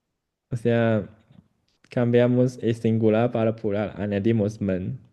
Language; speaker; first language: Spanish; non-native, fluent; Chinese